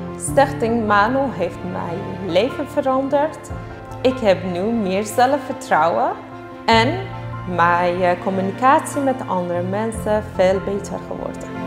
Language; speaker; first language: Dutch; non-native, learner; Persian